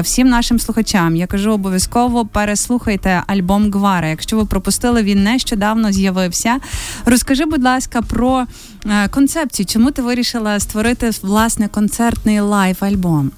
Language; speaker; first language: Ukrainian; native; Ukrainian